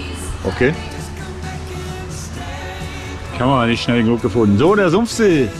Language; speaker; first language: German; native; German